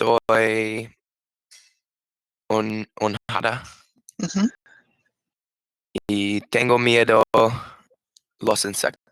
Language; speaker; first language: Spanish; non-native, learner; English